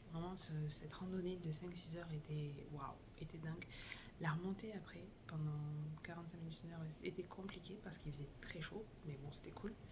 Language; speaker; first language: French; native; French